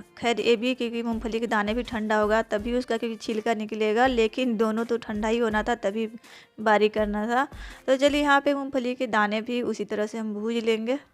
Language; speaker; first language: Hindi; native; Hindi